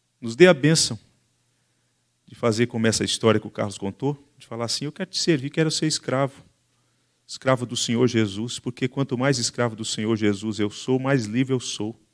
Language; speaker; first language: Portuguese; native; Portuguese